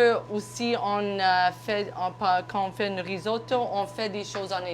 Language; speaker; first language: French; non-native, local second language; English